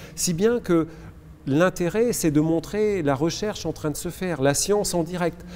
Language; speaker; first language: French; native; French